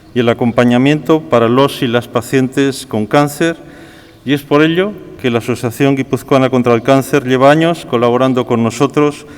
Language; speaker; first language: Spanish; native; Spanish